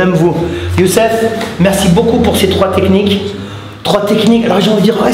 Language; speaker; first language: French; native; French